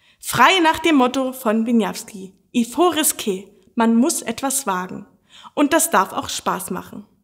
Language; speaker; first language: German; native; German